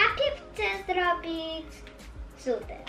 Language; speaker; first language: Polish; early bilingual, heritage; Polish